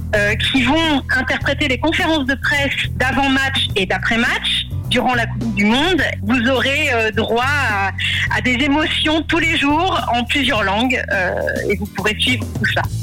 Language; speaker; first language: French; native; French